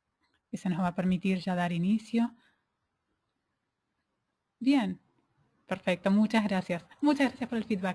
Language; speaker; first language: Spanish; native; Spanish